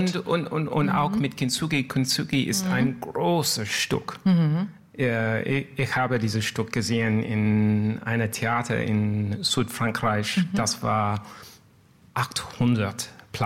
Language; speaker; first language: German; non-native, learner; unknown